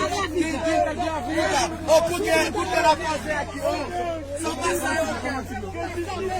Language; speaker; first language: Portuguese; non-native, learner; Haitian Creole